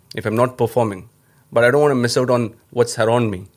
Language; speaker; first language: English; non-native, local second language; Tamil